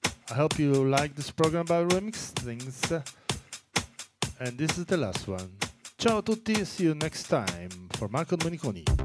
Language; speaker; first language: English; non-native, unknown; Italian